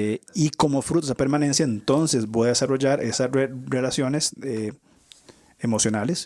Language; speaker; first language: Spanish; native; Spanish